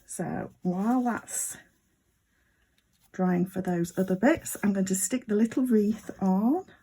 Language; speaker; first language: English; native; English